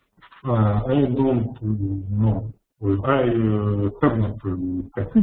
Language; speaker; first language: English; non-native, learner; Russian